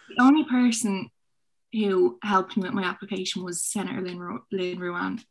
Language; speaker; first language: English; native; English